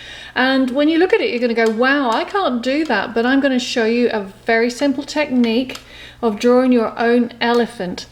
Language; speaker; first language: English; native; English